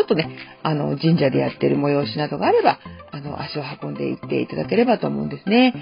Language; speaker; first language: Japanese; native; Japanese